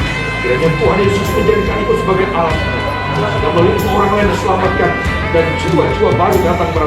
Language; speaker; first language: Indonesian; native; Indonesian